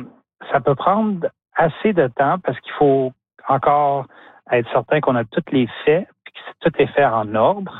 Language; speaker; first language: French; native; French